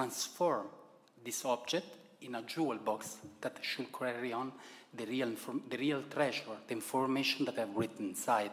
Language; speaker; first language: English; non-native, fluent; Italian